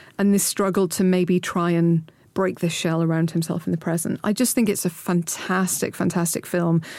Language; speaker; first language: English; native; English